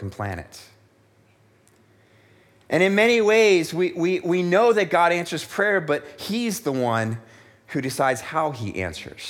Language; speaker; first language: English; native; English